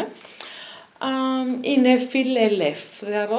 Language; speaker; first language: Greek; non-native, learner; German